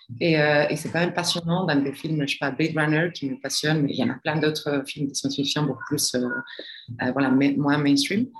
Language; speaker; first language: French; non-native, fluent; Spanish